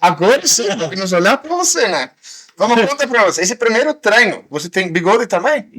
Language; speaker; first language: Portuguese; non-native, learner; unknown